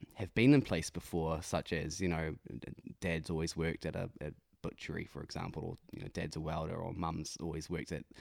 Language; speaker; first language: English; native; English